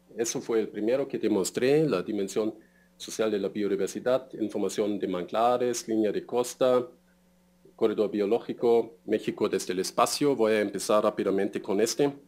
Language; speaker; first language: Spanish; non-native, fluent; German